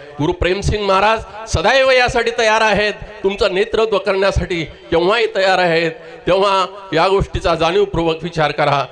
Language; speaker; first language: Marathi; non-native, local second language; Lambadi